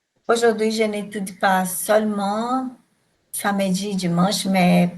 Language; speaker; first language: French; non-native, learner; Portuguese